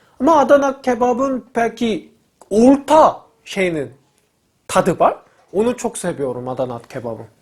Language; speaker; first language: Turkish; non-native, learner; Korean